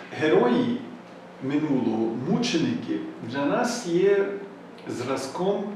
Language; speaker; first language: Ukrainian; early bilingual, heritage; Ukrainian